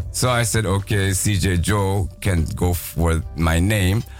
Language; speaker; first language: English; non-native, fluent; Japanese